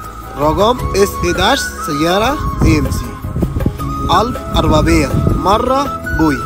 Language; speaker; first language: Arabic; non-native, learner; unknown